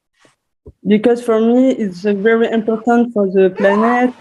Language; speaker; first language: English; non-native, learner; French